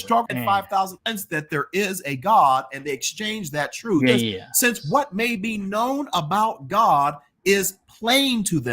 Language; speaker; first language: English; native; English